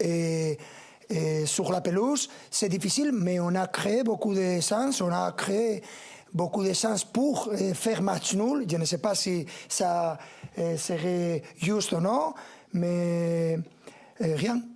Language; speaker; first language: French; non-native, fluent; Spanish